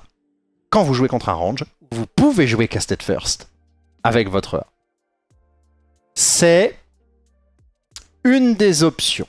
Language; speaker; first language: French; native; French